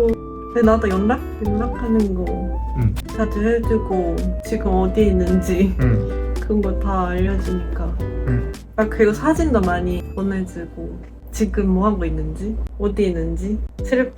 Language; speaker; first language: Korean; non-native, fluent; Japanese